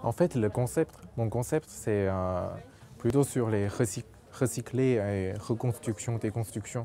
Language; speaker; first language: French; non-native, local second language; Chinese